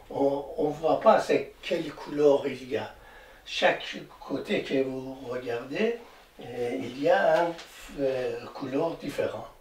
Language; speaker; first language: French; non-native, learner; Persian